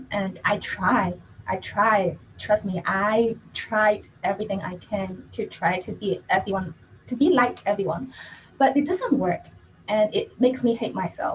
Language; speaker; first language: English; non-native, local second language; Cantonese